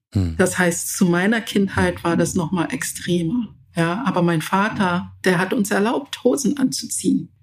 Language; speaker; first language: German; early bilingual, other home language; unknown